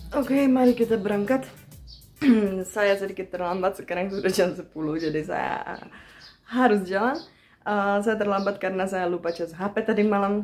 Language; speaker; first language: Indonesian; non-native, fluent; Czech